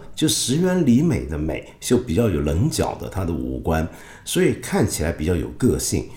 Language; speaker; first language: Chinese; non-native, local second language; Cantonese